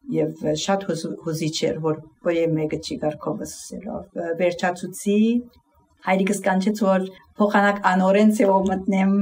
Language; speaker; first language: Armenian; early bilingual, heritage; Armenian